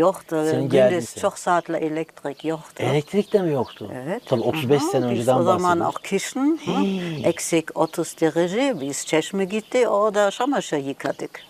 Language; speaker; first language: Turkish; non-native, learner; German